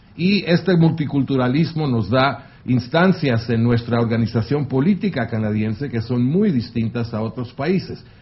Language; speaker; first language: Spanish; non-native, fluent; French